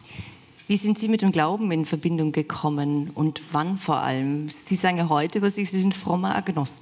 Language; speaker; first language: German; native; German